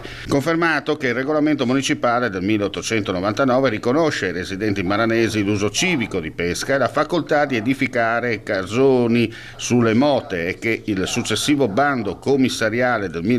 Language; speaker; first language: Italian; native; Italian